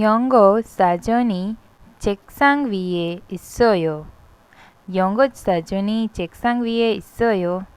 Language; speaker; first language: Korean; non-native, fluent; Hindi